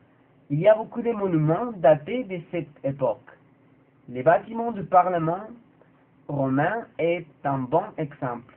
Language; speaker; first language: French; non-native, learner; Spanish